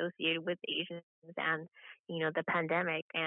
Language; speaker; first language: English; native; English